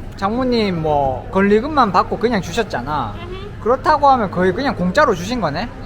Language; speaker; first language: Korean; native; Korean